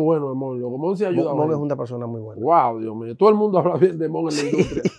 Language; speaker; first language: Spanish; native; Spanish